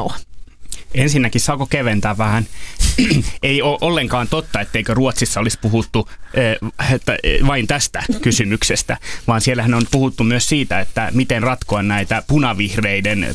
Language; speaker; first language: Finnish; native; Finnish